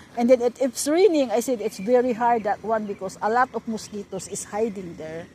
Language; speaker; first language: English; non-native, local second language; Cebuano